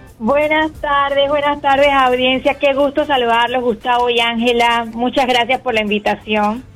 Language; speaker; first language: Spanish; native; Spanish